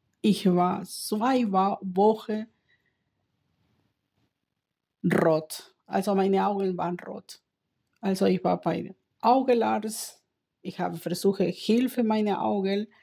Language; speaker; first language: German; non-native, learner; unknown